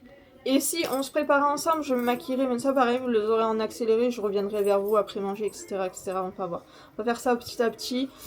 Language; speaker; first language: French; native; French